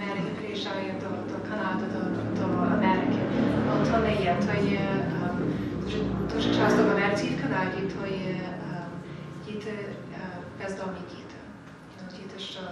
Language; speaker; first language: Ukrainian; early bilingual, heritage; Ukrainian